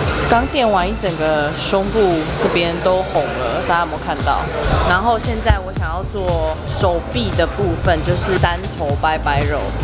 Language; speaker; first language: Chinese; native; Chinese